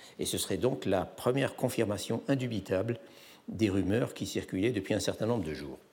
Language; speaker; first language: French; native; French